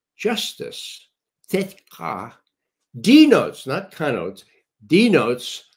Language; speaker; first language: English; native; English